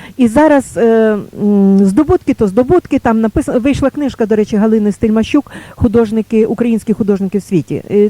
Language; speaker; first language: Ukrainian; native; Ukrainian